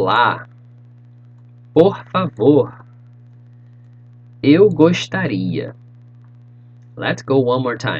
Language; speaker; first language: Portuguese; non-native, fluent; English